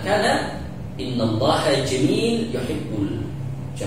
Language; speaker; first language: Indonesian; native; Indonesian